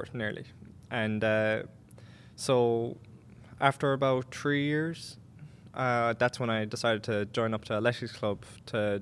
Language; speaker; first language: English; native; English